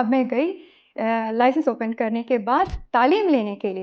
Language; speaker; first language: Hindi; native; Hindi